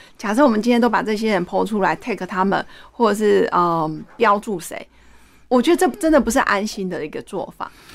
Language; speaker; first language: Chinese; native; Chinese